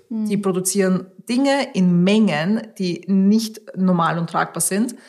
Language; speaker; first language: German; early bilingual, other home language; Russian